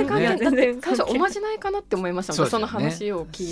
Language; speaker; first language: Japanese; native; Japanese